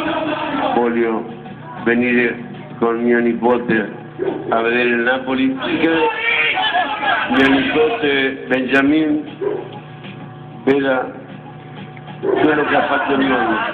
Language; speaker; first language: Italian; non-native, fluent; Spanish